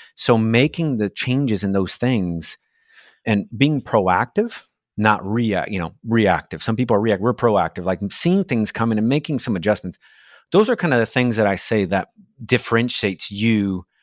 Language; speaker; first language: English; non-native, fluent; Portuguese